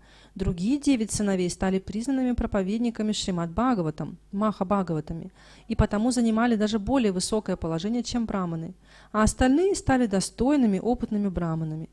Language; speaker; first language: Russian; native; Russian